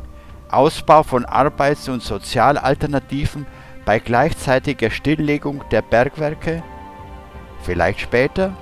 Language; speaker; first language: German; native; German